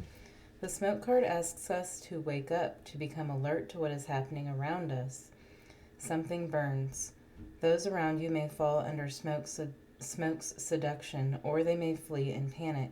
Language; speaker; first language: English; native; English